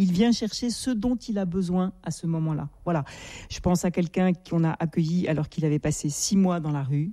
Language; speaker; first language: French; native; French